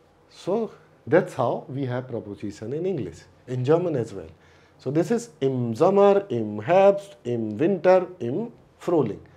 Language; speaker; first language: English; non-native, local second language; Hindi